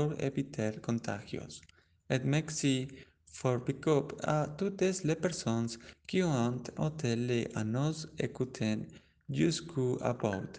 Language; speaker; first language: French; non-native, learner; Spanish